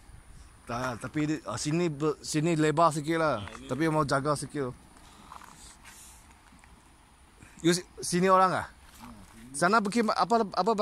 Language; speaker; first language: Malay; non-native, local second language; Cantonese